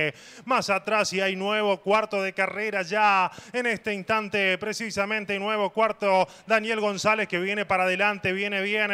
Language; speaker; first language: Spanish; native; Spanish